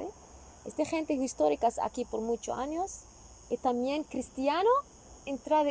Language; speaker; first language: Spanish; non-native, learner; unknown